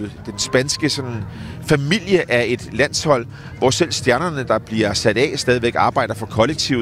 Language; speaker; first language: Danish; native; Danish